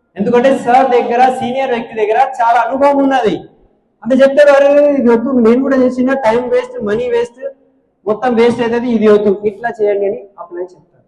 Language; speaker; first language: Telugu; non-native, local second language; Hindi